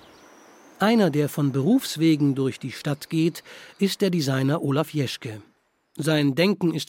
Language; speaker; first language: German; native; German